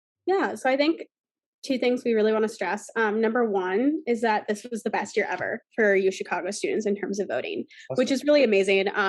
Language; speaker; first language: English; native; English